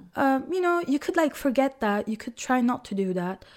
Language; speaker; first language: English; non-native, fluent; French